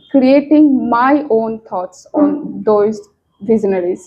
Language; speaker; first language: English; non-native, local second language; Bangla